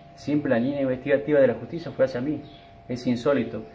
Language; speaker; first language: Spanish; native; Spanish